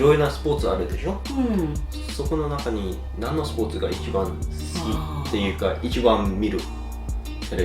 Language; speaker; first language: Japanese; early bilingual, heritage; English